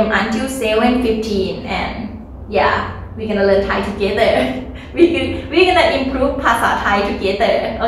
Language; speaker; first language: English; non-native, learner; Thai